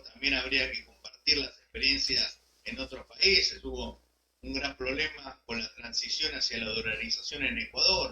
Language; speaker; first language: Spanish; native; Spanish